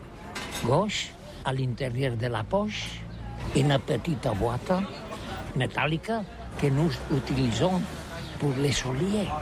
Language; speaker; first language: French; non-native, learner; Catalan